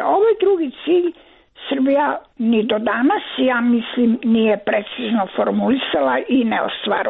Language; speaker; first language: Croatian; native; Croatian